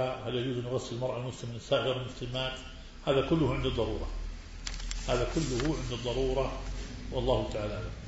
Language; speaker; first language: Arabic; native; Arabic